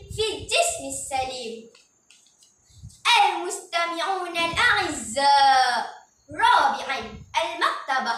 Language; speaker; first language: Arabic; non-native, learner; Malay